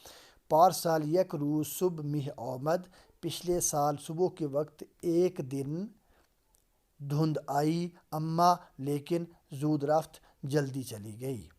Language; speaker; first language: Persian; non-native, fluent; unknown